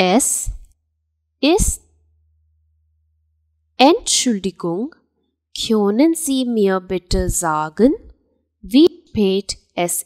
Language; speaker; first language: German; non-native, fluent; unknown